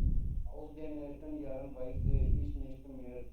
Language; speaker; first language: German; non-native, learner; Hindi